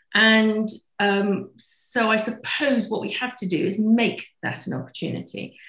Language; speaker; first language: English; native; English